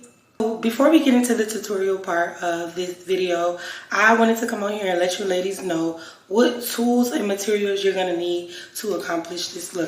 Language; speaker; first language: English; native; English